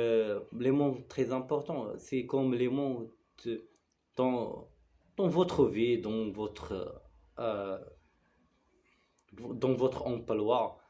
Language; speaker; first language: French; non-native, learner; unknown